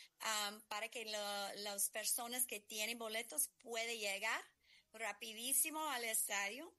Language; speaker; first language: Spanish; non-native, fluent; English